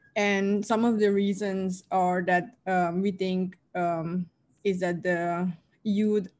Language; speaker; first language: English; non-native, fluent; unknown